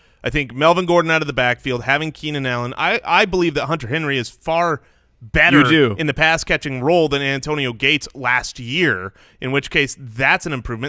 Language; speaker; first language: English; native; English